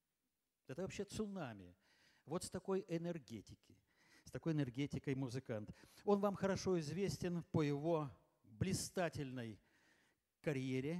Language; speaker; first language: Russian; native; Russian